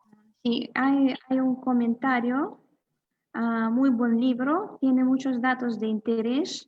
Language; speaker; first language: Spanish; non-native, fluent; Russian